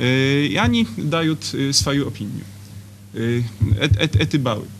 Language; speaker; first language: Russian; non-native, fluent; Polish